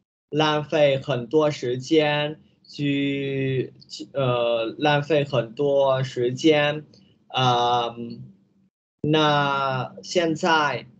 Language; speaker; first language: Chinese; non-native, learner; Vietnamese